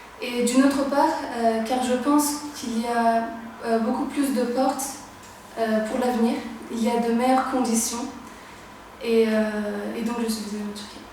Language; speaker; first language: French; early bilingual, other home language; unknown